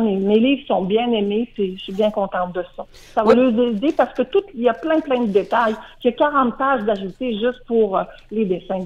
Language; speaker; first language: French; native; French